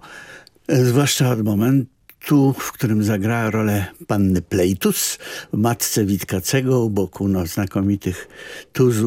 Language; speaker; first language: Polish; native; Polish